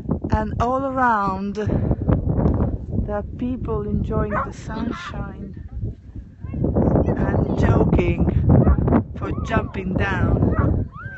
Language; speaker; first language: English; non-native, fluent; Italian